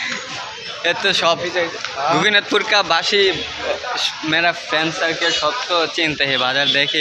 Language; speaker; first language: Hindi; non-native, learner; Bangla